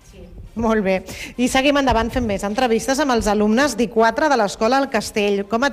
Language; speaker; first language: Catalan; native; Catalan